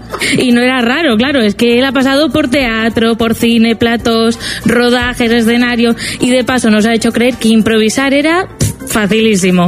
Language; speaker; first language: Spanish; native; Spanish